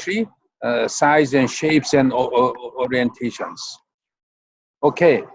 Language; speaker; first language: English; non-native, fluent; Korean